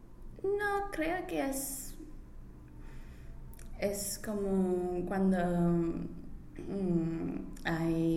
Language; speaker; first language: Spanish; non-native, learner; English